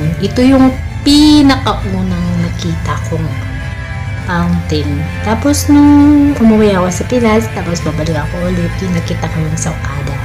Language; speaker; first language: Filipino; non-native, local second language; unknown